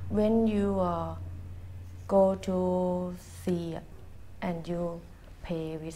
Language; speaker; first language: English; non-native, learner; Thai